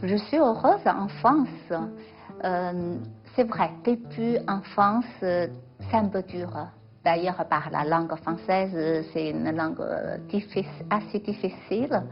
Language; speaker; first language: French; non-native, fluent; Chinese